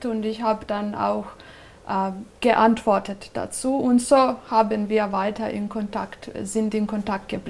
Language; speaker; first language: German; non-native, fluent; Serbian